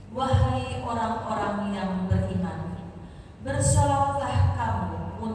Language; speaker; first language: Indonesian; native; Indonesian